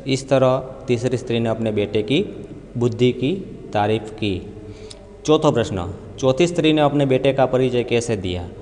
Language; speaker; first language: Hindi; non-native, local second language; Gujarati